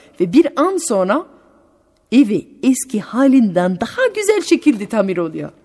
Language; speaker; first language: Turkish; non-native, fluent; French